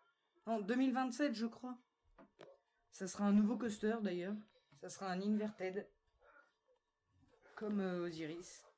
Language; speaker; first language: French; native; French